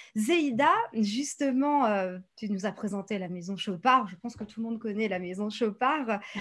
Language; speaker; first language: French; native; French